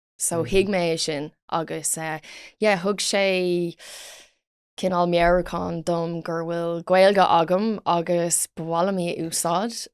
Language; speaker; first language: Irish; non-native, local second language; English